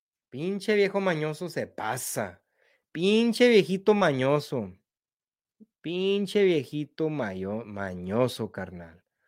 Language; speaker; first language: Spanish; early bilingual, heritage; Spanish